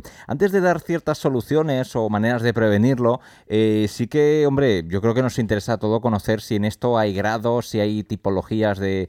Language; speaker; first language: Spanish; native; Spanish